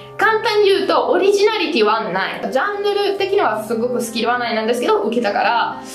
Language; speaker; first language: Japanese; non-native, fluent; Italian